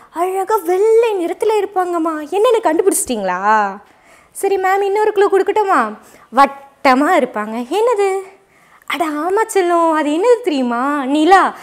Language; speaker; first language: Tamil; native; Tamil